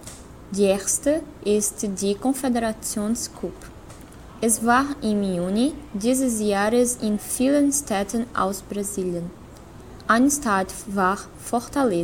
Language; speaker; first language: German; non-native, learner; Portuguese